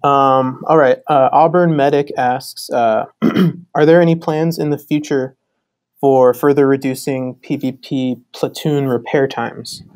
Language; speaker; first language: English; native; English